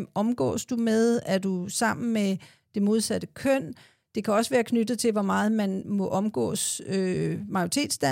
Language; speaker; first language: Danish; native; Danish